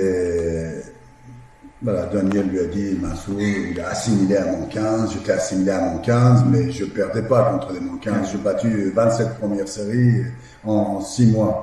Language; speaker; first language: French; non-native, fluent; Persian